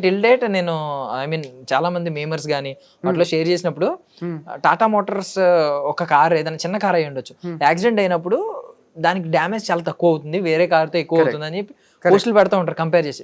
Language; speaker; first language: Telugu; native; Telugu